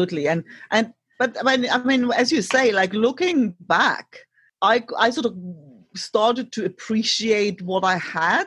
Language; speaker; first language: English; non-native, fluent; German